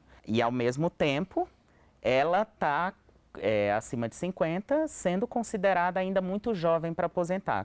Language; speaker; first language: Portuguese; native; Portuguese